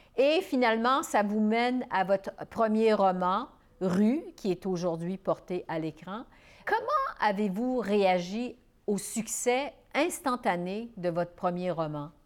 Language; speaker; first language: French; native; French